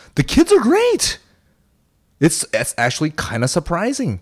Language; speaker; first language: English; early bilingual, other home language; Korean